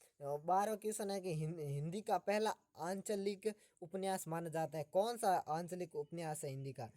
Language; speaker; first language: Hindi; native; Hindi